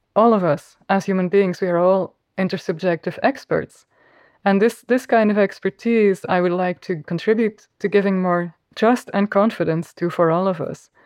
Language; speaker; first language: English; non-native, fluent; Dutch